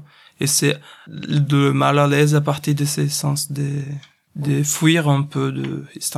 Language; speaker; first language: French; non-native, fluent; Portuguese